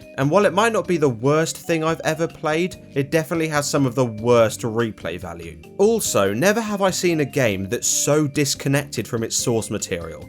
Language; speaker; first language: English; native; English